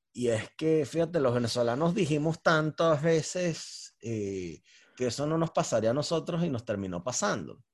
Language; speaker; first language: Spanish; native; Spanish